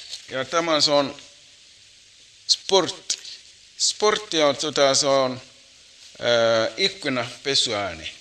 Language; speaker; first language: Finnish; non-native, learner; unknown